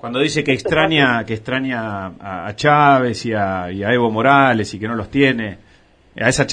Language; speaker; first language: Spanish; native; Spanish